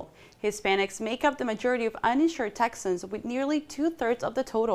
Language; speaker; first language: English; native; English